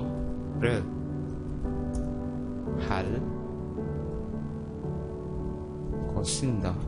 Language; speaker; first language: Korean; non-native, fluent; Indonesian